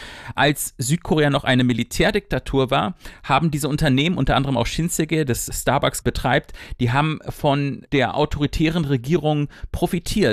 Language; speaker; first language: German; native; German